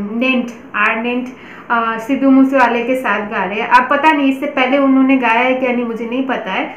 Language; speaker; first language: Hindi; non-native, local second language; Bangla